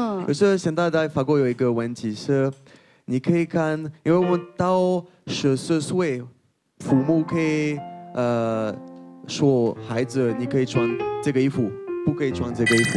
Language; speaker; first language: Chinese; non-native, fluent; French